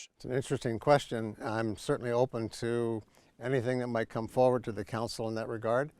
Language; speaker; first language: English; native; English